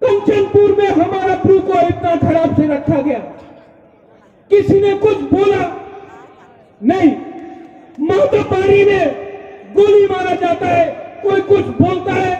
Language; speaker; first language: Hindi; non-native, local second language; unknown